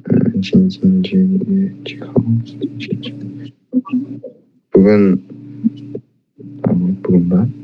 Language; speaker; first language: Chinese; non-native, learner; Kazakh